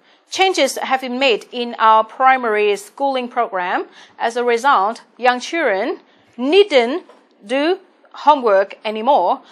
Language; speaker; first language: English; non-native, fluent; Vietnamese